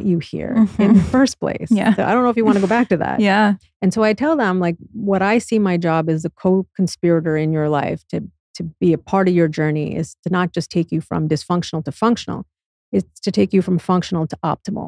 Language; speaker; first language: English; native; English